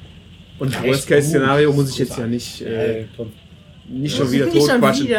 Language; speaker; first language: German; native; German